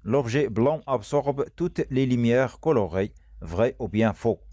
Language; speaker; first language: French; non-native, local second language; Arabic